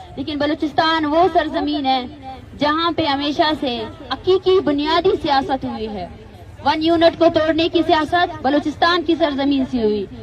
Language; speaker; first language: Urdu; non-native, local second language; Baluchi